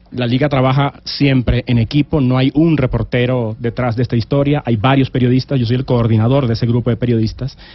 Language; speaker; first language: Spanish; native; Spanish